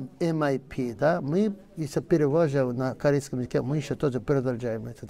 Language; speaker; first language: Russian; non-native, learner; Korean